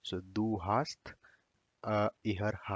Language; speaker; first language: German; non-native, learner; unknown